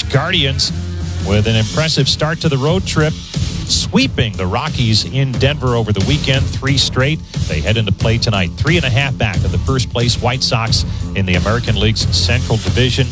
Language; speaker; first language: English; native; English